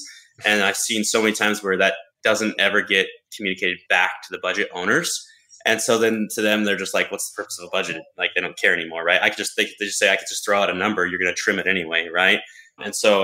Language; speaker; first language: English; native; English